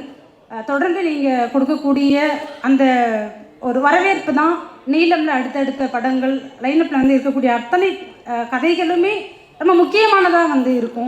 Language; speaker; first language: Tamil; native; Tamil